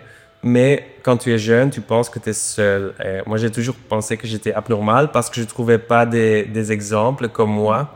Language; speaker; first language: French; non-native, learner; Dutch